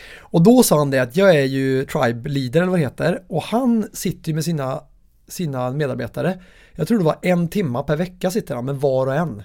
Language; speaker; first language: Swedish; native; Swedish